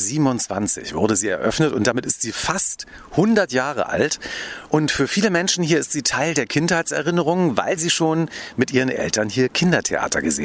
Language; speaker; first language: German; native; German